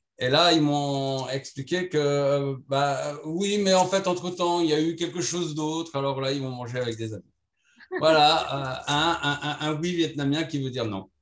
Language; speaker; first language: French; native; French